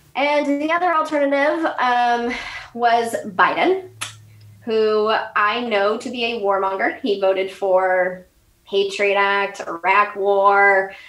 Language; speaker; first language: English; native; English